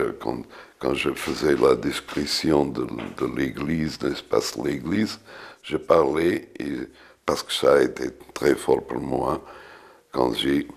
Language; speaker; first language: French; non-native, fluent; Portuguese